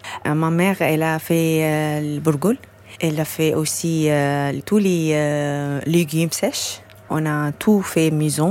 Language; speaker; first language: French; non-native, learner; Arabic